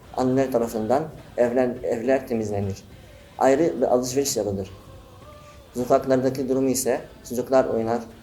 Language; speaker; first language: Turkish; non-native, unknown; Arabic